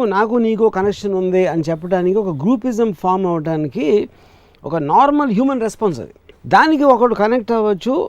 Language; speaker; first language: Telugu; native; Telugu